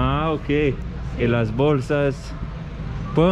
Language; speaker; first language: Spanish; non-native, fluent; English